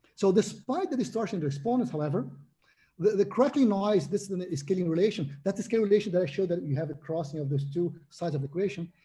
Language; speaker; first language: English; non-native, fluent; Portuguese